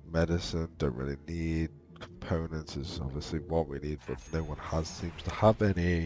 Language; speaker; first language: English; native; English